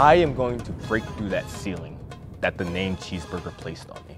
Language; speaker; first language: English; native; English